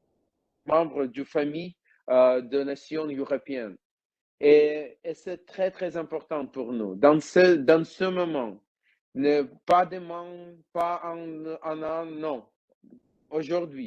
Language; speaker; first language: French; non-native, learner; Ukrainian